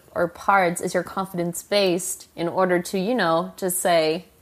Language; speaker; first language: English; non-native, fluent; German